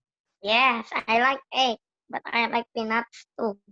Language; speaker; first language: English; non-native, learner; Indonesian